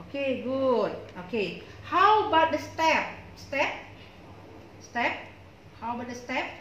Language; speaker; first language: English; non-native, learner; Indonesian